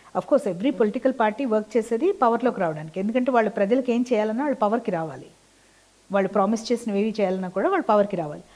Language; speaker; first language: Telugu; native; Telugu